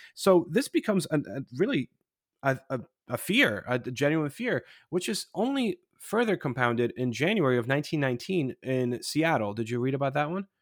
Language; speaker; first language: English; non-native, fluent; Polish